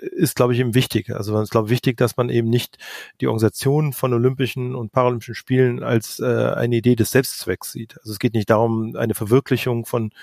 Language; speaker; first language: German; native; German